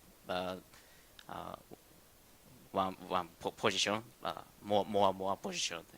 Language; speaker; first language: English; non-native, learner; Indonesian